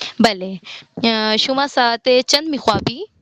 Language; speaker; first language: Persian; non-native, learner; Urdu